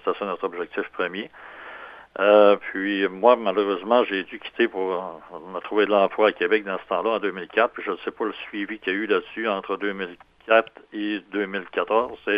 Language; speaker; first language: French; native; French